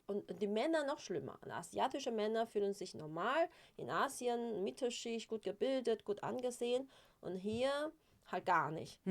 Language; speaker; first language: German; non-native, fluent; Chinese